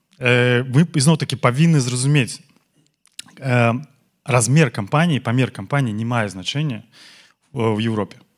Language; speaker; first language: Belarusian; non-native, local second language; Russian